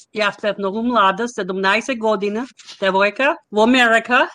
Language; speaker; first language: Macedonian; non-native, learner; English